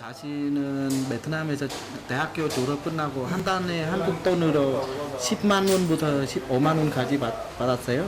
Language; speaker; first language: Korean; non-native, learner; Vietnamese